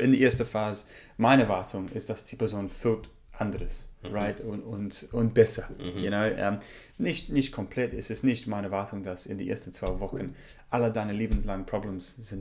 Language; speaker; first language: German; non-native, learner; English